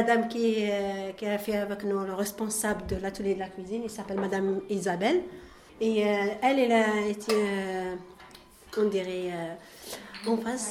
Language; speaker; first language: French; non-native, learner; Arabic